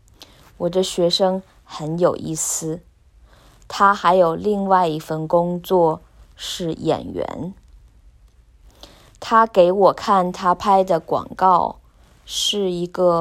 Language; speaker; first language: Chinese; non-native, learner; English